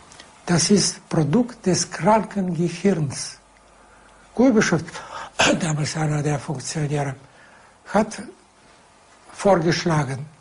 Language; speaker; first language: German; non-native, fluent; Russian